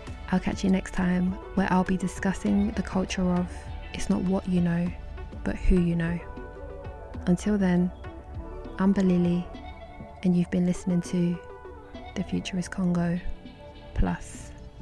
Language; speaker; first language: English; native; English